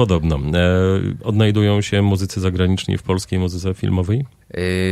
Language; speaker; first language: Polish; native; Polish